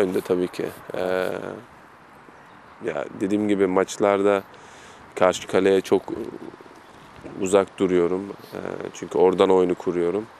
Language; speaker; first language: Turkish; early bilingual, heritage; German